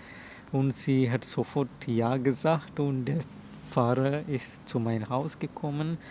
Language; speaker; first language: German; non-native, fluent; Telugu